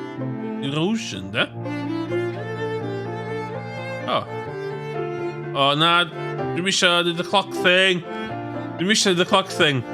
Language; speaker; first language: Welsh; native; Welsh